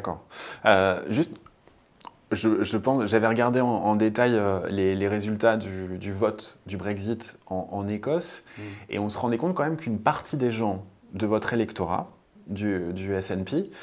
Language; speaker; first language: French; native; French